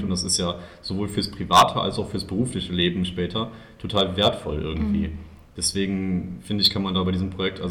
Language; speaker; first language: German; native; German